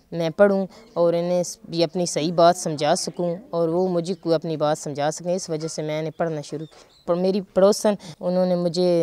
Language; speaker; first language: Urdu; non-native, local second language; Punjabi